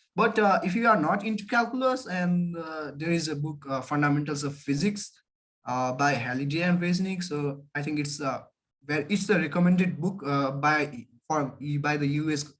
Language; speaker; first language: English; non-native, local second language; Nepali